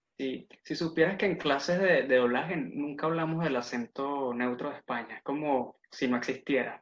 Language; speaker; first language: Spanish; native; Spanish